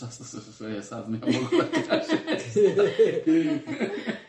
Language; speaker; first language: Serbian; early bilingual, heritage; Spanish